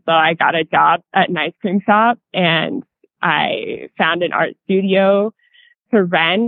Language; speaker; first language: English; native; English